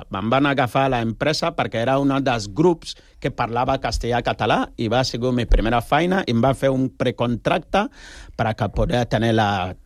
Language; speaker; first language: Catalan; non-native, fluent; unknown